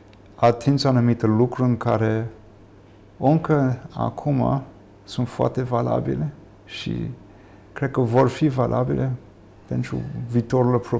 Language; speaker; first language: Romanian; non-native, fluent; English